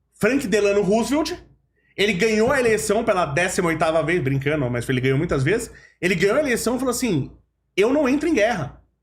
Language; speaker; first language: Portuguese; native; Portuguese